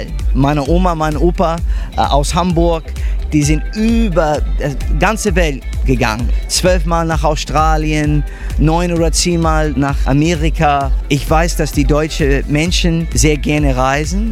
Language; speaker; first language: German; non-native, learner; English